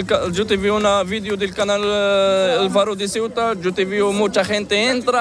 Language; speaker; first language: Spanish; non-native, learner; Arabic